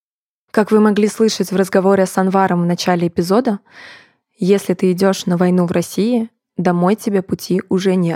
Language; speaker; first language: Russian; native; Russian